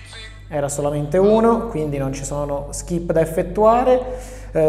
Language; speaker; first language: Italian; native; Italian